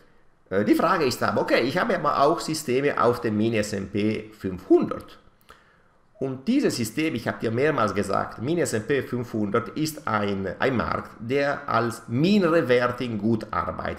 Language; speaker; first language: German; non-native, fluent; Italian